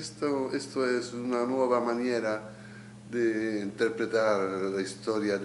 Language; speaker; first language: Spanish; non-native, learner; Italian